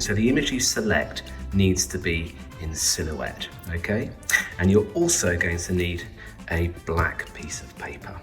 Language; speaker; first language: English; native; English